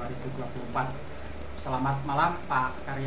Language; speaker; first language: Indonesian; native; Indonesian